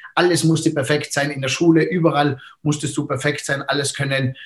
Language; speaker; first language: German; native; German